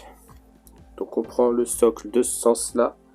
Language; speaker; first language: French; native; French